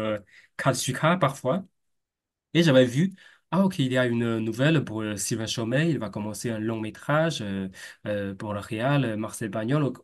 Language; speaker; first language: French; non-native, fluent; Chinese